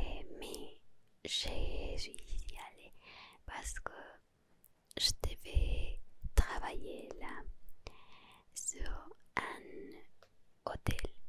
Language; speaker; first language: French; non-native, learner; Spanish